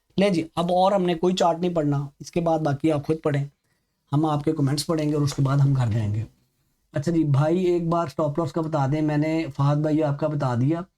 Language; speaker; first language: Urdu; native; Urdu